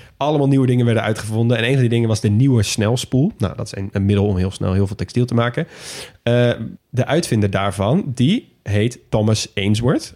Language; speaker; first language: Dutch; native; Dutch